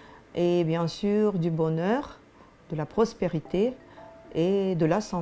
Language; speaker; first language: French; non-native, fluent; Russian